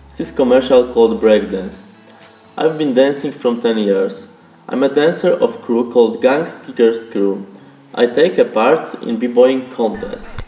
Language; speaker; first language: English; non-native, learner; Polish